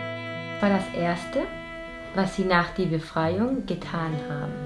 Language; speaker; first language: German; non-native, learner; Spanish